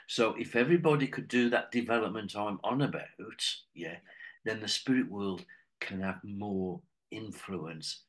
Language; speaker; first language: English; native; English